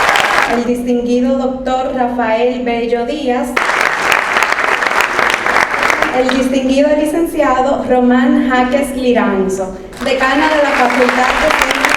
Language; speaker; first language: Spanish; native; Spanish